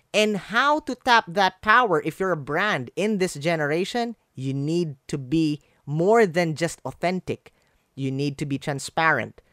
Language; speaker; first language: English; non-native, local second language; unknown